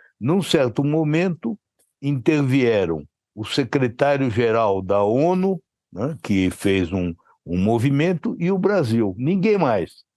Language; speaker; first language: Portuguese; native; Portuguese